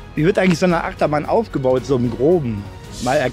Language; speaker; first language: German; native; German